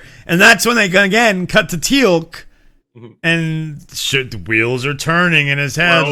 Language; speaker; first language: English; native; English